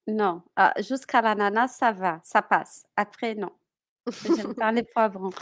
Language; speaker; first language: French; non-native, fluent; Portuguese